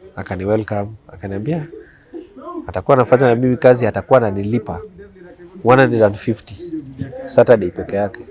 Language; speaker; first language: Swahili; non-native, local second language; Luo (Kenya and Tanzania)